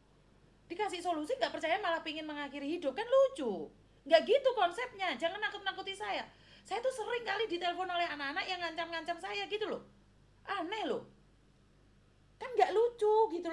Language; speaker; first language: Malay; non-native, local second language; Javanese